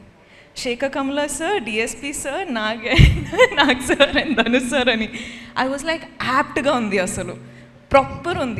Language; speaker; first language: Telugu; non-native, fluent; Kodava